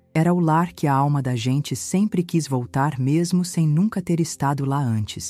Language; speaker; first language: Portuguese; native; Portuguese